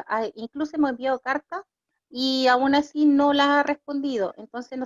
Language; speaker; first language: Spanish; native; Spanish